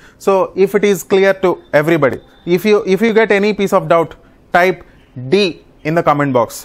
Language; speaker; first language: English; non-native, local second language; Telugu